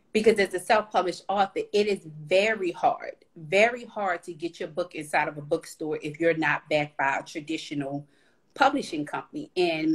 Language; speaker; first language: English; native; English